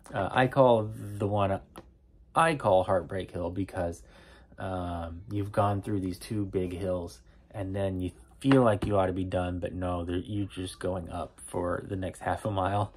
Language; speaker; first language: English; native; English